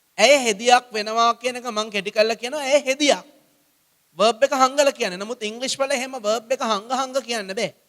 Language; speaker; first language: Sinhala; native; Sinhala